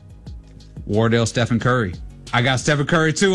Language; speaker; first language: English; native; English